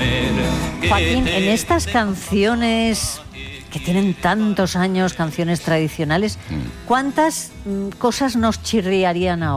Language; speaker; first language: Spanish; native; Spanish